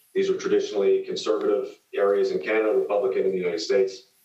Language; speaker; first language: English; native; English